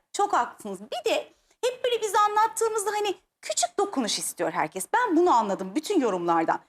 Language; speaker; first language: Turkish; native; Turkish